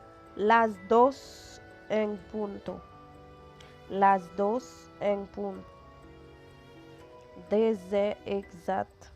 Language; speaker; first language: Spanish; non-native, fluent; Haitian Creole